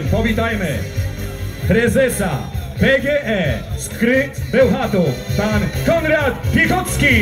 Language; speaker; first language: Polish; native; Polish